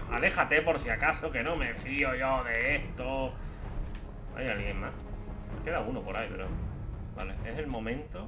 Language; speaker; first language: Spanish; native; Spanish